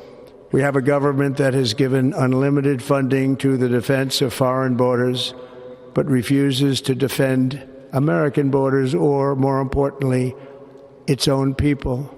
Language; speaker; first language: English; native; English